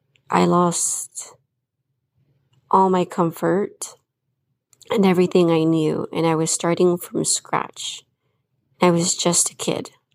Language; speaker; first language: English; early bilingual, other home language; Spanish